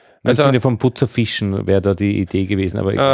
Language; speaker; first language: German; native; German